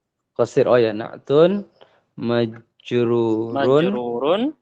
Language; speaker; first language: Arabic; non-native, learner; Indonesian